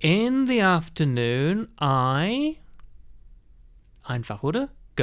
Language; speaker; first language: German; non-native, fluent; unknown